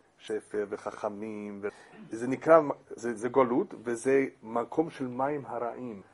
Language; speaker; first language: Hebrew; non-native, fluent; English